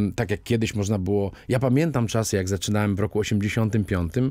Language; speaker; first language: Polish; native; Polish